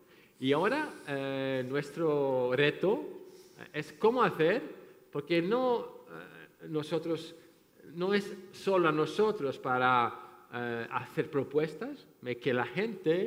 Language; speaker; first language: Spanish; non-native, fluent; French